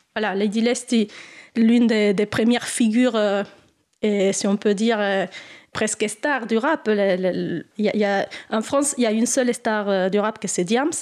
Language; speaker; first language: French; non-native, fluent; Spanish